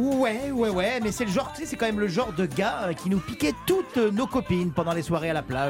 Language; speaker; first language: French; native; French